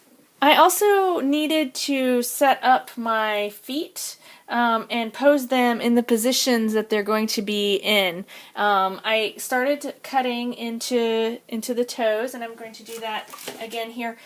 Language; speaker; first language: English; native; English